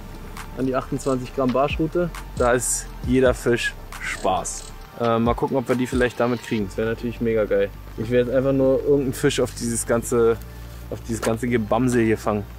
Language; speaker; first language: German; native; German